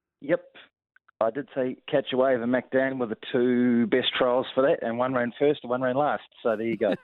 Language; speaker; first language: English; native; English